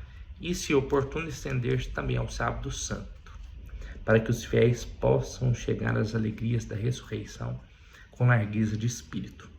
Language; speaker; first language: Portuguese; native; Portuguese